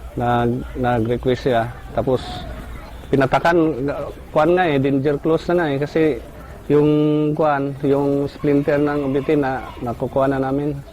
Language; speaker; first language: Filipino; non-native, local second language; Cebuano